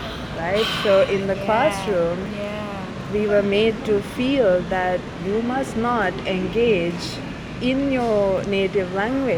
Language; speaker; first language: English; non-native, local second language; Sinhala